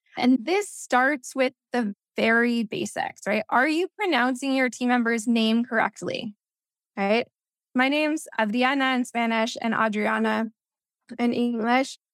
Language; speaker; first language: English; early bilingual, other home language; Spanish